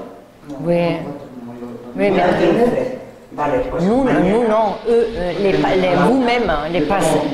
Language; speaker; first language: French; non-native, learner; Spanish